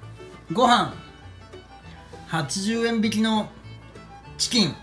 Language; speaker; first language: Japanese; native; Japanese